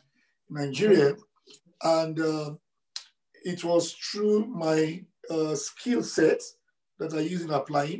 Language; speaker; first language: English; non-native, local second language; Yoruba